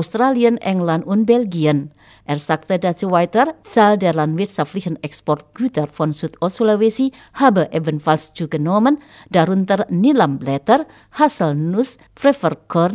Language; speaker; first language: German; non-native, fluent; Indonesian